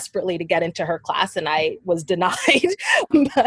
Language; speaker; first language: English; native; English